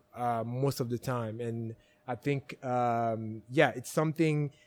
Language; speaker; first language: English; non-native, local second language; French